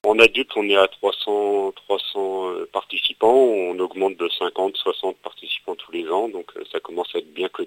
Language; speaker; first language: French; native; French